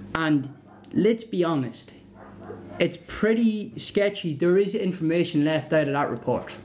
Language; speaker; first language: English; native; English